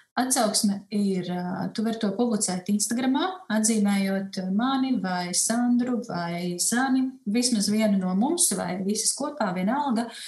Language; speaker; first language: Latvian; native; Latvian